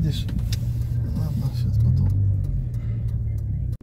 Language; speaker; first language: Russian; native; Russian